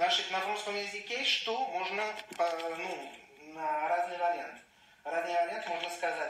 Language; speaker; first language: Russian; non-native, learner; French